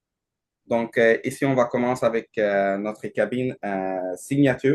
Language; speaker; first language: French; non-native, learner; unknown